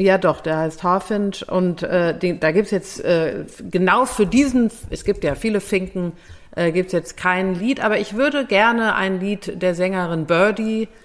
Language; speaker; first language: German; native; German